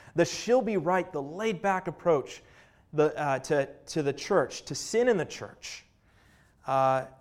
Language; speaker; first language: English; native; English